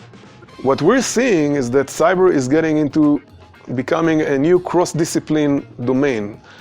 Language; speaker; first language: English; non-native, fluent; Hebrew